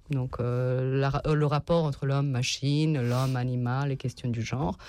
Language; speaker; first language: French; non-native, fluent; Serbian